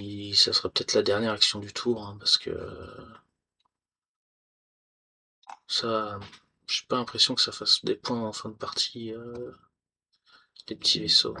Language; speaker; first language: French; native; French